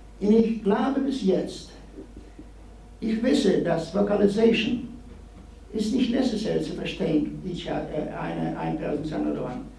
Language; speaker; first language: German; non-native, learner; Polish